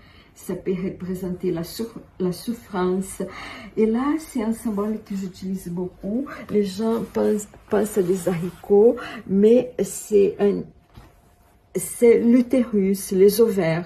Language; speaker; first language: French; non-native, fluent; Portuguese